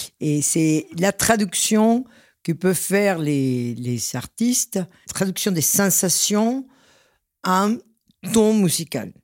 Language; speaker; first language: French; non-native, fluent; Spanish